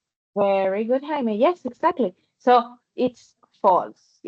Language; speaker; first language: English; non-native, fluent; Spanish